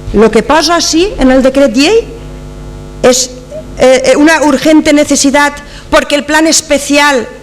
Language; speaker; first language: Spanish; non-native, local second language; Catalan